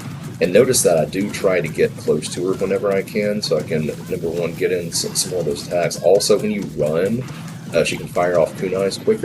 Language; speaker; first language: English; native; English